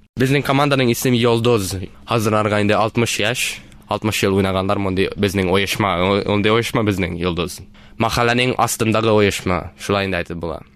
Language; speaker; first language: Tatar; early bilingual, heritage; Tatar